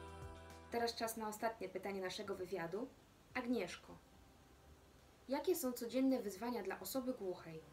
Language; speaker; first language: Polish; native; Polish